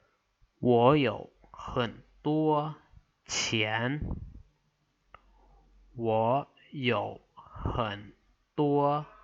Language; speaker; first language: Chinese; non-native, fluent; Lao